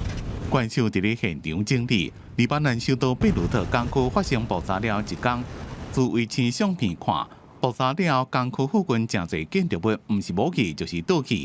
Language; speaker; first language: Chinese; native; Chinese